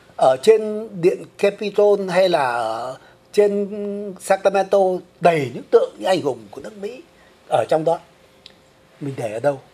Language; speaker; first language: Vietnamese; native; Vietnamese